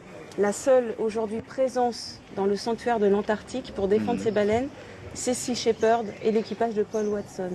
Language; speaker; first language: French; native; French